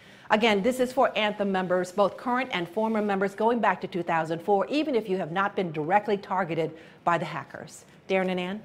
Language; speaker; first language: English; native; English